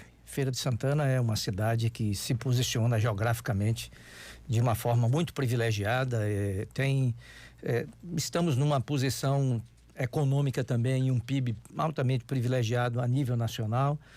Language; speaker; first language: Portuguese; native; Portuguese